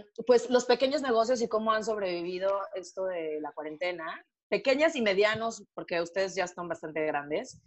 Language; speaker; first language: Spanish; native; Spanish